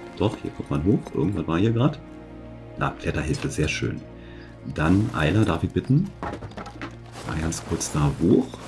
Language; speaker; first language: German; native; German